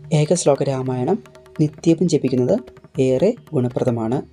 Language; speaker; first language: Malayalam; native; Malayalam